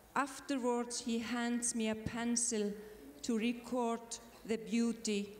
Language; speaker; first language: English; non-native, fluent; Icelandic